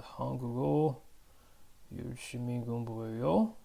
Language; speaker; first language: Korean; non-native, learner; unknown